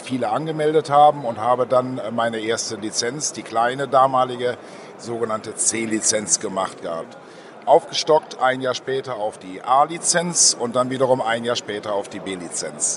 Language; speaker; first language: German; native; German